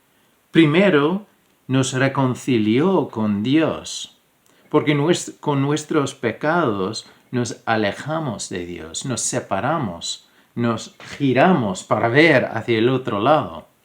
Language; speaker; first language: Spanish; non-native, fluent; English